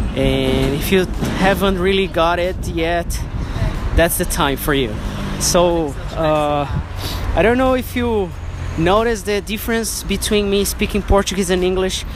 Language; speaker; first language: English; non-native, fluent; Portuguese